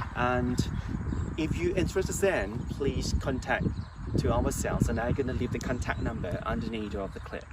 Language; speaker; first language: English; non-native, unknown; Thai